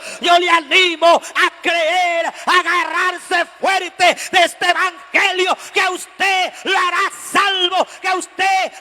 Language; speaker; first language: Spanish; native; Spanish